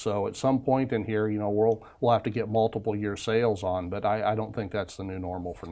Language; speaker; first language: English; native; English